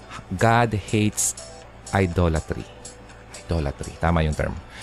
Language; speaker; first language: English; non-native, local second language; Filipino